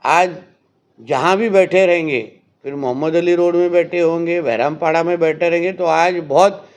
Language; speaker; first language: Hindi; non-native, local second language; Marathi